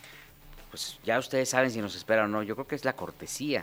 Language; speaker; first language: Spanish; native; Spanish